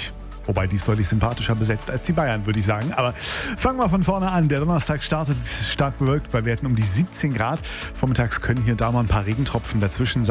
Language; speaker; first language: German; native; German